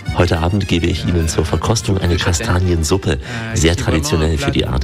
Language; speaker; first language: German; native; German